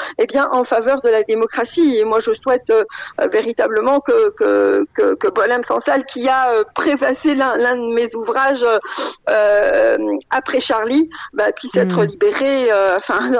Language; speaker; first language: French; non-native, local second language; Arabic